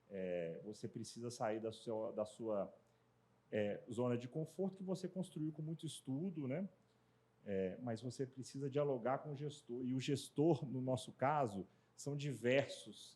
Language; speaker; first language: Portuguese; native; Portuguese